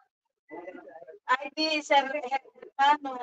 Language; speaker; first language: Spanish; non-native, learner; Filipino